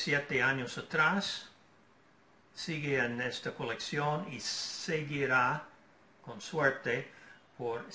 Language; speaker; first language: Spanish; non-native, fluent; English